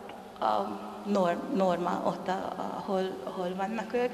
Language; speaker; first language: Hungarian; non-native, fluent; Tongan